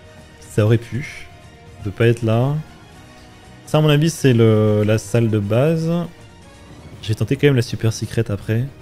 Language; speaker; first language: French; native; French